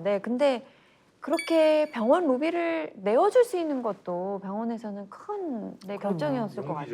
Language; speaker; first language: Korean; native; Korean